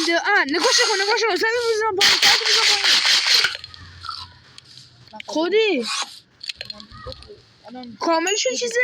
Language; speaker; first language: Persian; native; Persian